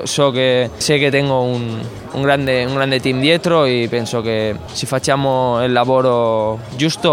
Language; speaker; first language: Italian; non-native, fluent; Spanish